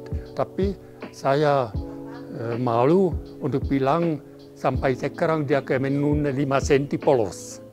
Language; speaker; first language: Indonesian; non-native, fluent; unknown